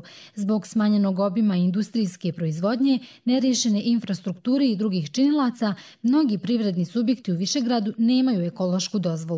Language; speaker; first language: Serbian; native; Serbian